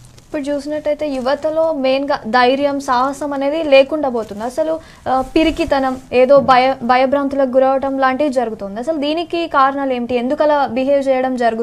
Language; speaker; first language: Telugu; native; Telugu